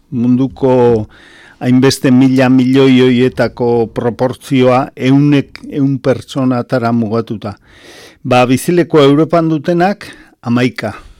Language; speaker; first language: Basque; native; Basque